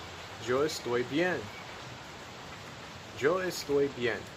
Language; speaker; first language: Spanish; non-native, fluent; English